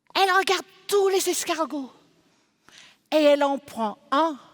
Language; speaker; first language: French; non-native, fluent; English